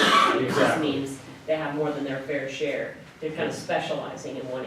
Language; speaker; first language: English; native; English